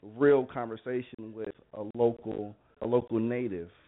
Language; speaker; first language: English; native; English